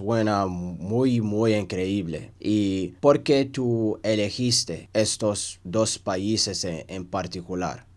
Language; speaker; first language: Spanish; non-native, learner; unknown